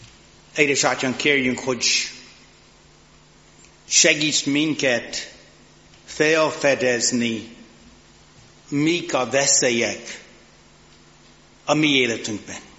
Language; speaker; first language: Hungarian; non-native, fluent; English